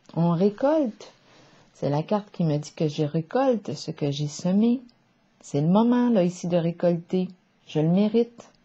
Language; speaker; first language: French; native; French